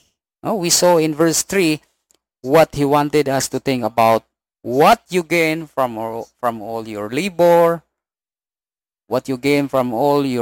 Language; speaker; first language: English; non-native, local second language; Cebuano